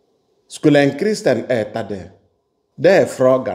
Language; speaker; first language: Swedish; non-native, fluent; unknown